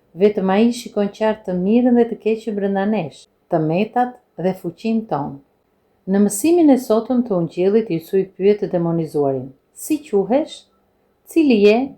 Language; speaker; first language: Albanian; non-native, fluent; English